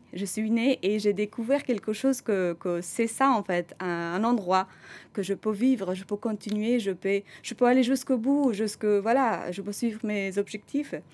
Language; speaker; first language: French; non-native, fluent; Persian